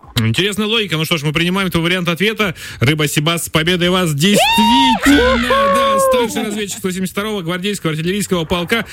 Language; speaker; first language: Russian; native; Russian